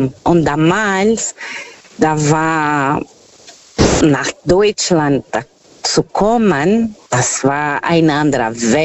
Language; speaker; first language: German; non-native, learner; Portuguese